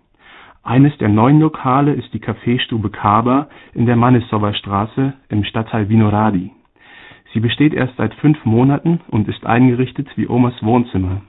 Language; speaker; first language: German; native; German